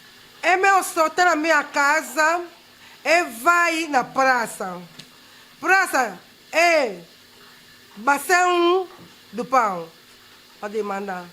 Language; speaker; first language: Portuguese; non-native, learner; Lingala